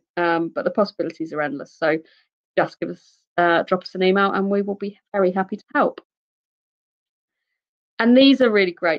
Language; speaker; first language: English; native; English